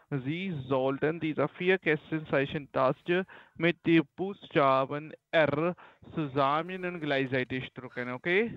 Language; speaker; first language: German; non-native, learner; Hindi